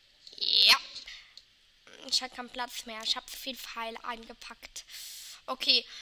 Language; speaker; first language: German; non-native, local second language; Luxembourgish